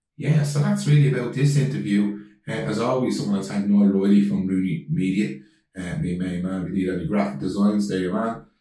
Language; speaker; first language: English; native; English